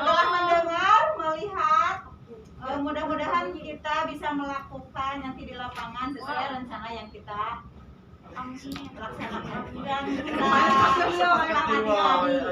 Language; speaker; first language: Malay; non-native, local second language; Sundanese